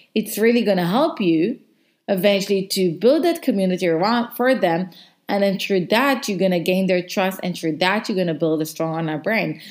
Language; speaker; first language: English; non-native, fluent; Hebrew